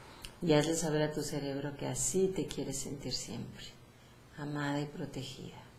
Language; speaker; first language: Spanish; native; Spanish